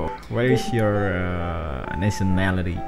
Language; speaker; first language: English; non-native, learner; Indonesian